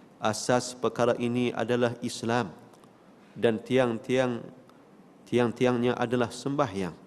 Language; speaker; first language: Malay; native; Malay